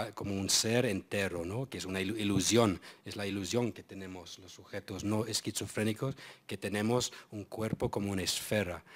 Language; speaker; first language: Spanish; non-native, fluent; English